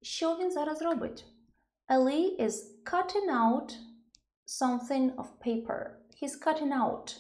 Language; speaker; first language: English; non-native, fluent; Ukrainian